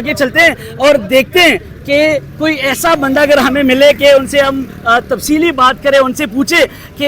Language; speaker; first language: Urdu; non-native, local second language; Pashto